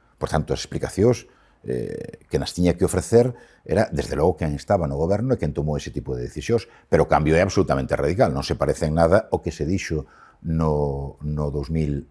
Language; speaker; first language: Galician; non-native, local second language; Spanish